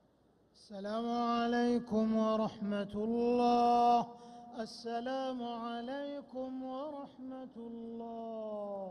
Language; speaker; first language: Arabic; native; Arabic